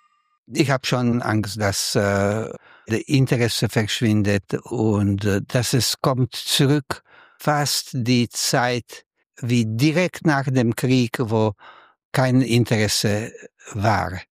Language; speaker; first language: German; non-native, fluent; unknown